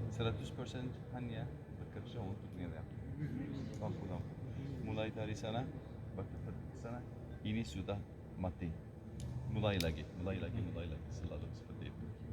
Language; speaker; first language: Indonesian; non-native, learner; Turkish